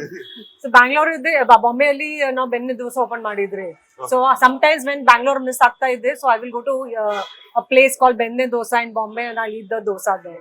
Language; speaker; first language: Kannada; non-native, learner; Hindi